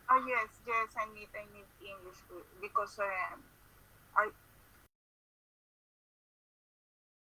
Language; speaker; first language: English; non-native, learner; Spanish